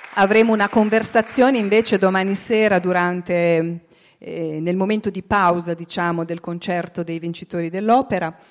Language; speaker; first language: Italian; native; Italian